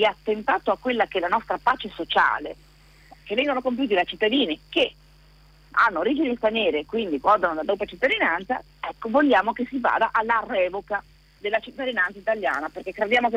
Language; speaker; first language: Italian; native; Italian